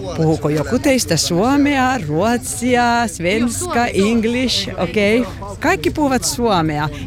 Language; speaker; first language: Finnish; non-native, local second language; Swedish